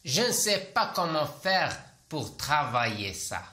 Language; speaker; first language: French; non-native, local second language; Arabic